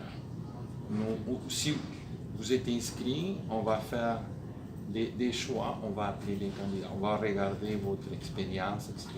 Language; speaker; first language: French; native; French